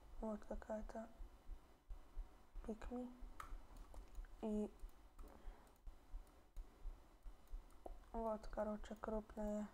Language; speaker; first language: Russian; early bilingual, heritage; Russian